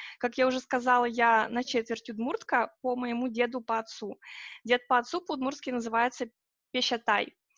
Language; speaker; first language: Russian; native; Russian